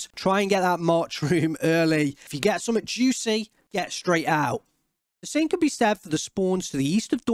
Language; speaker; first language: English; native; English